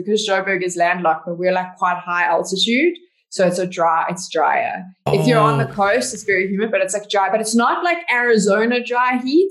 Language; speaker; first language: English; native; English